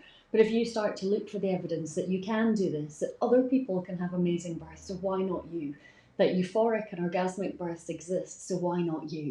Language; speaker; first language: English; native; English